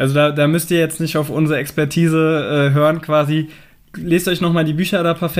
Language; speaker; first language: German; native; German